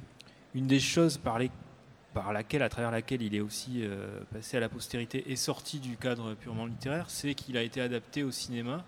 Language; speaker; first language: French; native; French